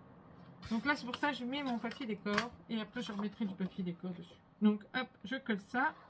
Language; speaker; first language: French; native; French